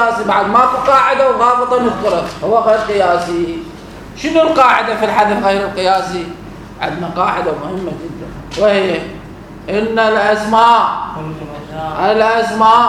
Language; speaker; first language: Arabic; native; Arabic